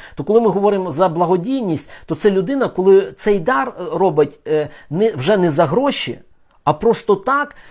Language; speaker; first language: Ukrainian; non-native, local second language; Russian